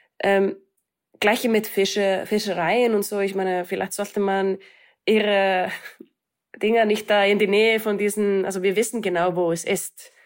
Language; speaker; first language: German; non-native, fluent; Icelandic